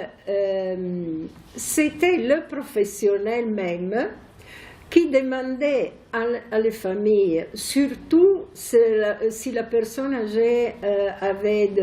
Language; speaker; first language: French; non-native, fluent; Italian